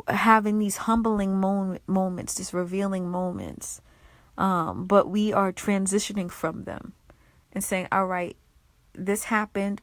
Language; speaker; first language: English; native; English